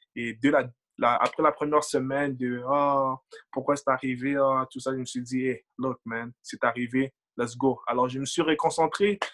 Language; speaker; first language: French; early bilingual, other home language; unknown